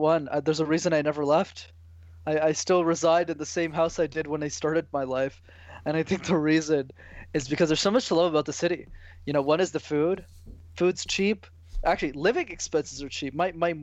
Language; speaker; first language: English; native; English